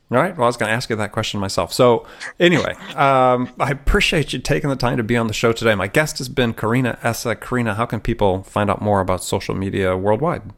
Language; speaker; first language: English; non-native, fluent; Greek